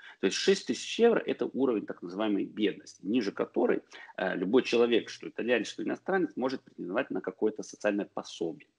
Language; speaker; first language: Russian; early bilingual, heritage; Russian